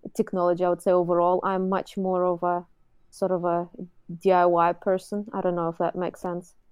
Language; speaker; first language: English; non-native, fluent; Russian